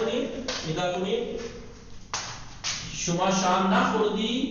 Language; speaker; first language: Persian; non-native, fluent; Urdu